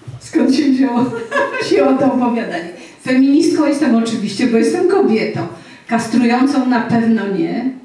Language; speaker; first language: Polish; native; Polish